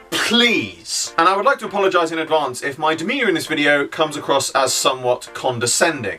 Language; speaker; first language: English; native; English